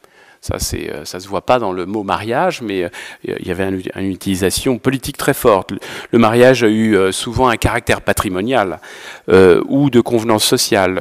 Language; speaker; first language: French; native; French